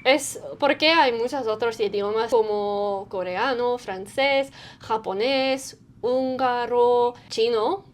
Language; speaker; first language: Spanish; non-native, learner; English